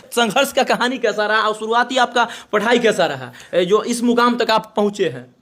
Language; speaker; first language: Hindi; native; Hindi